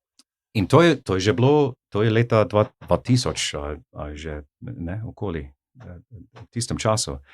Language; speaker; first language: Slovenian; non-native, fluent; English